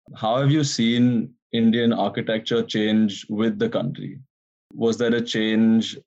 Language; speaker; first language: English; non-native, local second language; Hindi